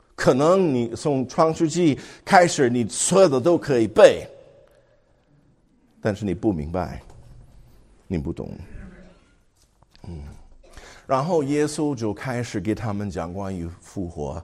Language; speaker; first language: Chinese; non-native, fluent; English